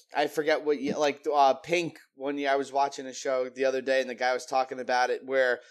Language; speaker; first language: English; native; English